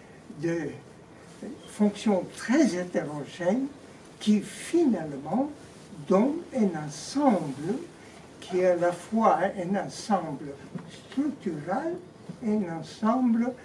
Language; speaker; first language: French; non-native, fluent; Greek